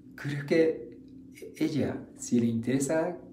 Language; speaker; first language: Spanish; non-native, fluent; Japanese